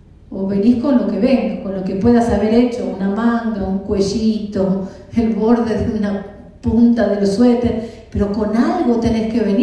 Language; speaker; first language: Spanish; native; Spanish